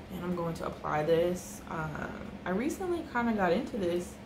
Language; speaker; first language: English; native; English